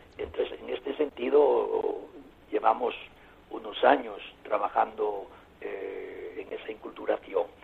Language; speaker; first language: Spanish; native; Spanish